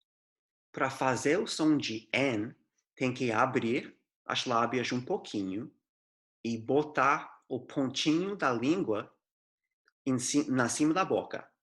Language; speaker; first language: Portuguese; non-native, fluent; English